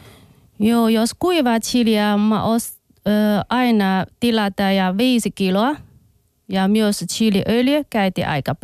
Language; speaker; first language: Finnish; non-native, learner; Chinese